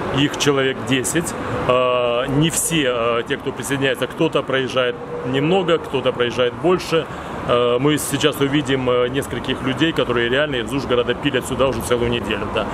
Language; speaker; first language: Russian; native; Russian